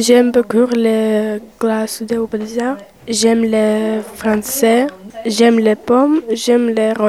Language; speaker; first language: French; non-native, learner; Ukrainian